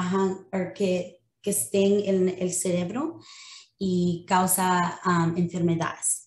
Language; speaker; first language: Spanish; early bilingual, other home language; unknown